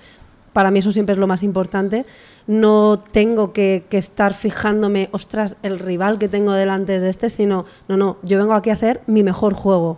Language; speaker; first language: Spanish; native; Spanish